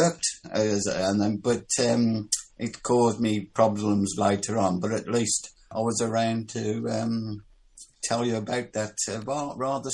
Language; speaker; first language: English; native; English